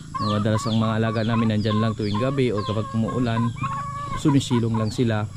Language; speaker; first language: Filipino; non-native, local second language; Cebuano